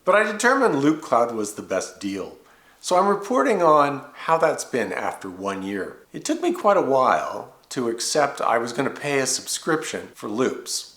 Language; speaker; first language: English; native; English